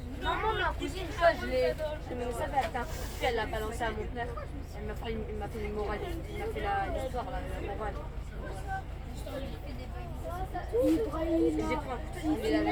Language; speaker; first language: French; native; French